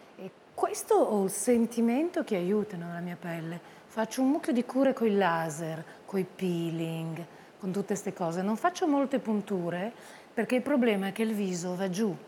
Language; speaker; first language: Italian; early bilingual, heritage; Italian